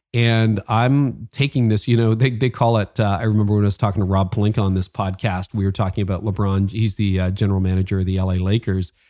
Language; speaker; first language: English; native; English